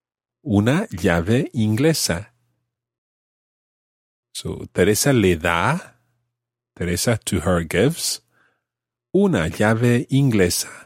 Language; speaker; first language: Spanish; non-native, fluent; English